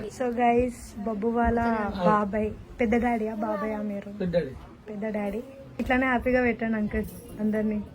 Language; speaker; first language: Telugu; non-native, local second language; Hindi